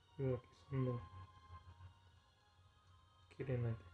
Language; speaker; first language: Japanese; non-native, learner; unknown